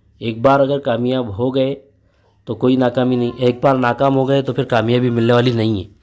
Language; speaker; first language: Urdu; native; Urdu